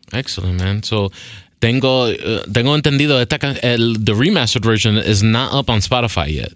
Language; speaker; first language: English; early bilingual, other home language; Spanish